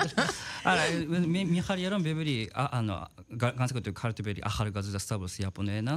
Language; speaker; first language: Georgian; non-native, fluent; Japanese